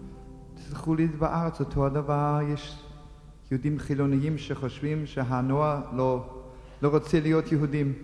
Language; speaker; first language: Hebrew; non-native, fluent; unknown